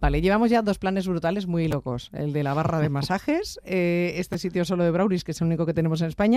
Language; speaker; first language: Spanish; native; Spanish